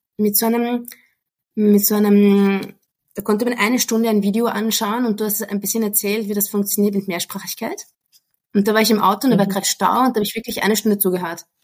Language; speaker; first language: German; native; German